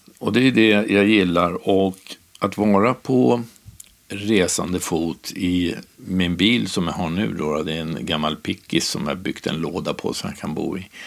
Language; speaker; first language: Swedish; native; Swedish